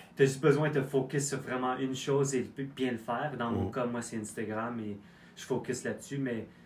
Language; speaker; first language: French; native; French